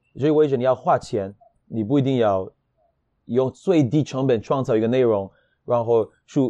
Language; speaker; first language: Chinese; non-native, fluent; Hebrew